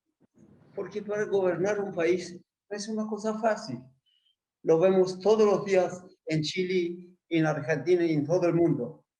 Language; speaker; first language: Spanish; non-native, fluent; Persian